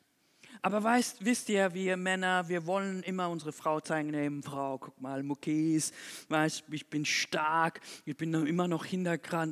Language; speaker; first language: German; non-native, fluent; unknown